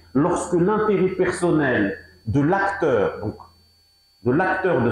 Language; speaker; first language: French; non-native, local second language; Arabic